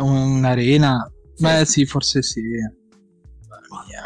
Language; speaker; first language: Italian; native; Italian